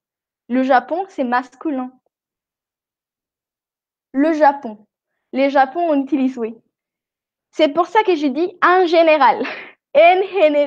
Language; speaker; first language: French; non-native, fluent; Spanish